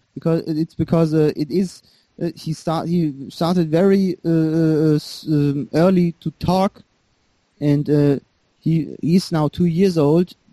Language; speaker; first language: English; non-native, fluent; German